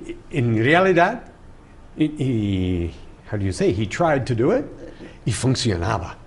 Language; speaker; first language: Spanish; non-native, fluent; English